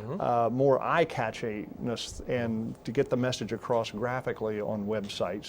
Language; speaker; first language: English; native; English